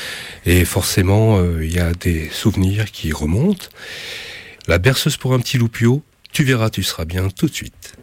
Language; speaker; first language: French; native; French